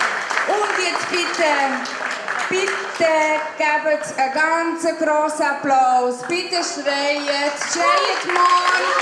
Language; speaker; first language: German; native; German